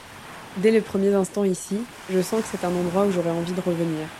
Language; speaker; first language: French; native; French